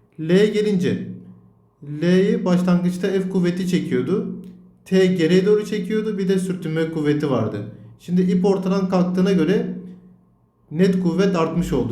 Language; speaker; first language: Turkish; native; Turkish